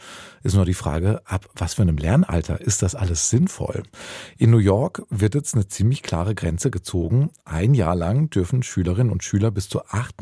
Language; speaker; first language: German; native; German